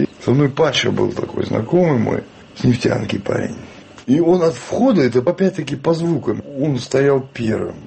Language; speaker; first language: Russian; non-native, local second language; Chechen